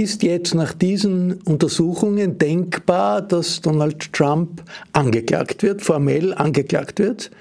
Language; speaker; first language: German; native; German